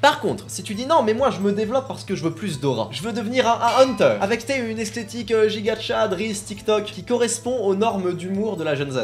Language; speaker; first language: French; native; French